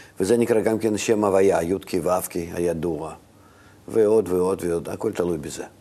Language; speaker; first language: Hebrew; non-native, fluent; Russian